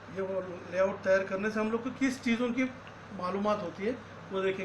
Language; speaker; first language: Hindi; non-native, local second language; Marathi